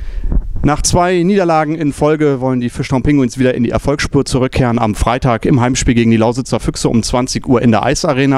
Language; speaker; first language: German; native; German